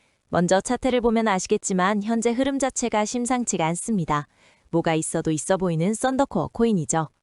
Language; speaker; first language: Korean; native; Korean